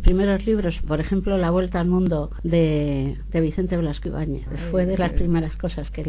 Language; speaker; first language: Spanish; native; Spanish